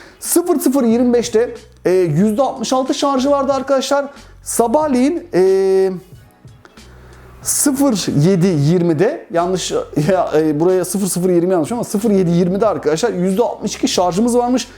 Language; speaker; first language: Turkish; native; Turkish